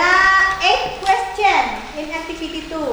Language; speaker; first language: English; non-native, learner; Indonesian